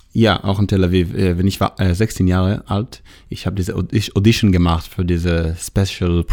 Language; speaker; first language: German; non-native, fluent; Hebrew